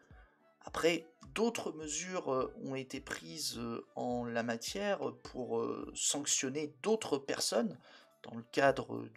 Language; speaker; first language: French; native; French